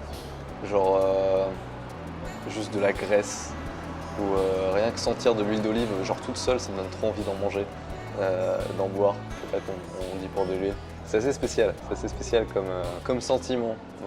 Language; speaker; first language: French; native; French